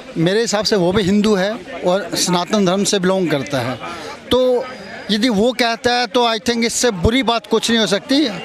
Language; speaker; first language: Hindi; native; Hindi